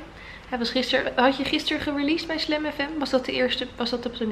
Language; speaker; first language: Dutch; native; Dutch